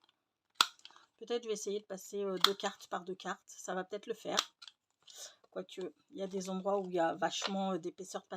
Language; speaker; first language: French; native; French